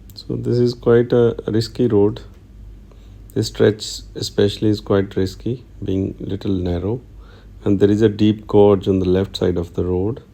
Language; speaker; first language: English; non-native, local second language; Hindi